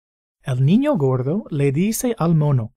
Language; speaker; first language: Spanish; non-native, fluent; English